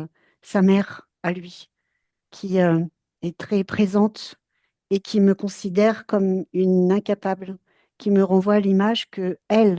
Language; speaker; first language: French; native; French